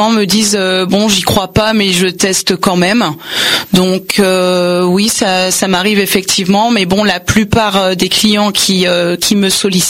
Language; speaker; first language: French; native; French